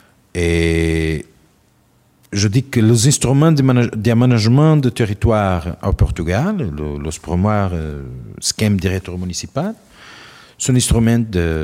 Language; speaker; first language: French; non-native, learner; Portuguese